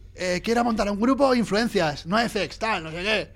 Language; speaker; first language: Spanish; non-native, local second language; Catalan